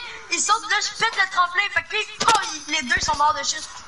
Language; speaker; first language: French; native; French